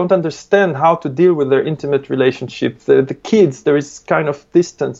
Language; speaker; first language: English; non-native, fluent; Hebrew